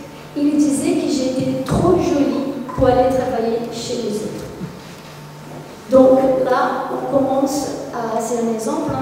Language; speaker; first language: French; non-native, fluent; Portuguese